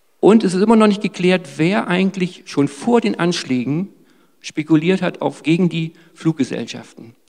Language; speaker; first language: German; native; German